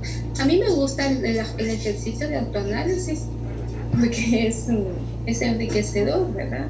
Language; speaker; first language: Spanish; native; Spanish